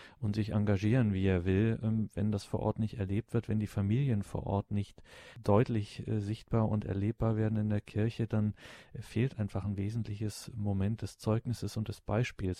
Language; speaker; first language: German; native; German